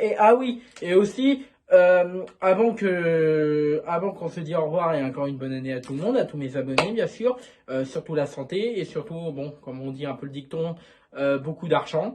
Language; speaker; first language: French; native; French